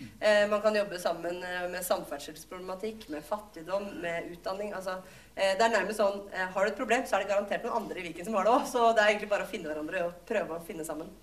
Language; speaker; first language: Norwegian; native; Norwegian